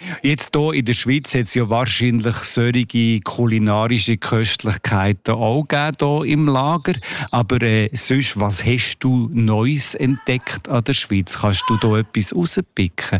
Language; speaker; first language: German; native; German